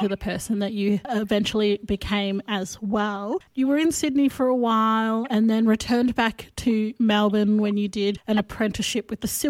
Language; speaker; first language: English; native; English